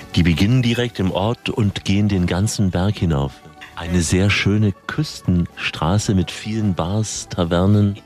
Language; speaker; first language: German; native; German